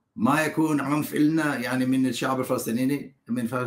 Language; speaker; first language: Arabic; non-native, learner; Hebrew